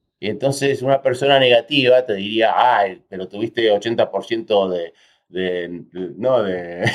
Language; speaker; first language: Spanish; early bilingual, heritage; Spanish